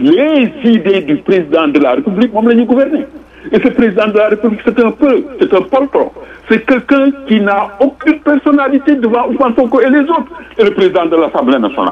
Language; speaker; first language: French; non-native, local second language; Wolof